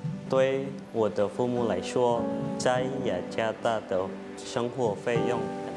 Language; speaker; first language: Chinese; non-native, fluent; Indonesian